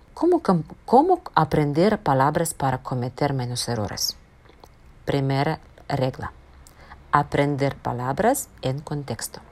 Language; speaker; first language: Spanish; non-native, fluent; Russian